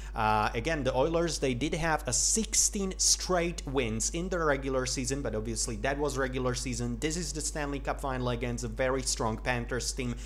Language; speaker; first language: English; non-native, fluent; Slovak